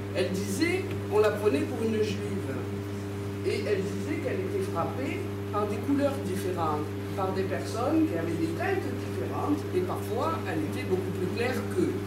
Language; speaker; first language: French; native; French